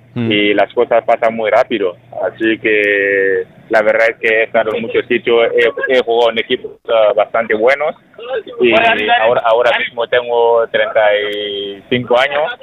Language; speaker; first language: Spanish; non-native, fluent; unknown